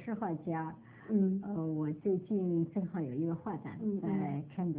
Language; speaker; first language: Chinese; native; Chinese